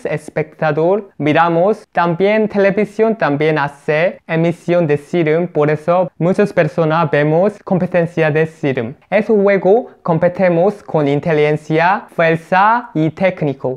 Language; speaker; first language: Spanish; non-native, learner; Korean